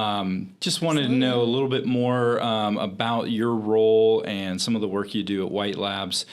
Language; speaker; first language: English; native; English